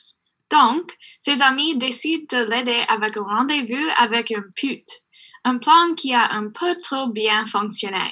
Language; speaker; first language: French; non-native, learner; English